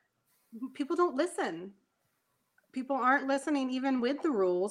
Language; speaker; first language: English; native; English